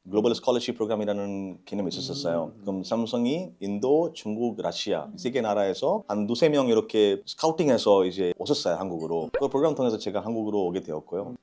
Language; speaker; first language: Korean; non-native, fluent; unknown